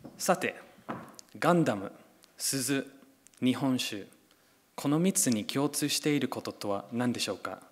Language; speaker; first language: Japanese; non-native, fluent; English